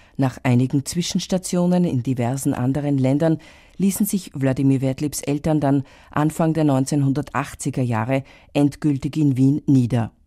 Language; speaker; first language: German; native; German